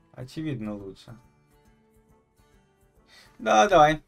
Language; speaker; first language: Russian; native; Russian